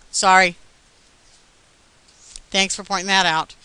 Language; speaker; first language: English; native; English